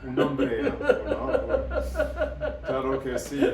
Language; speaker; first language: Spanish; non-native, learner; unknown